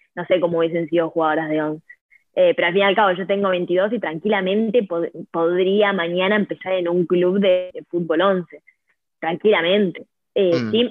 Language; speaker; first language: Spanish; native; Spanish